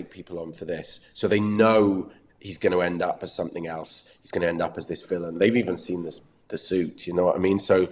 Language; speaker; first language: English; native; English